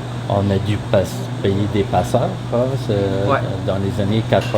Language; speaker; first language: French; non-native, fluent; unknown